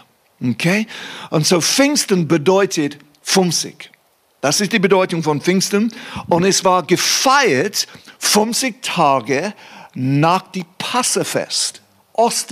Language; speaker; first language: German; non-native, fluent; English